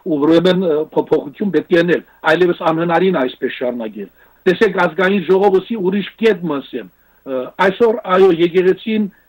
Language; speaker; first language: Armenian; native; Armenian